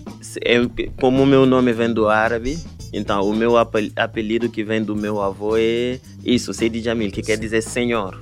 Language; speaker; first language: Portuguese; non-native, fluent; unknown